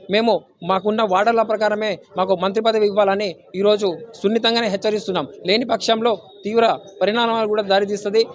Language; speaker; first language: Telugu; non-native, local second language; Lambadi